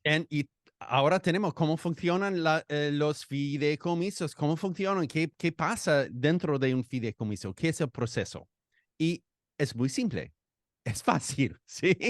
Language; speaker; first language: Spanish; non-native, fluent; English